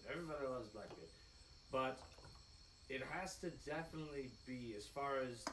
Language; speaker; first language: English; native; English